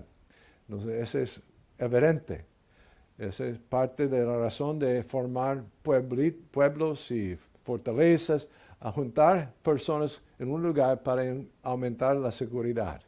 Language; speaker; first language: Spanish; non-native, learner; English